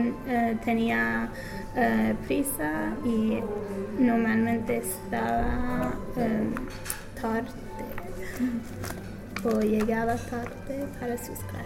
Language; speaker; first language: Spanish; non-native, learner; English